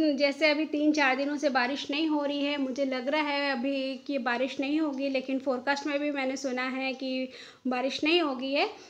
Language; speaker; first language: Hindi; non-native, local second language; Bangla